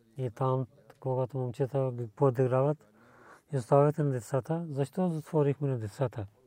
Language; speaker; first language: Bulgarian; non-native, learner; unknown